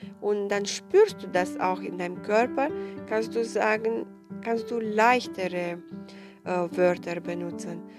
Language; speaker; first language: German; non-native, fluent; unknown